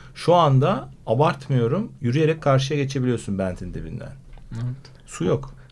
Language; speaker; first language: Turkish; native; Turkish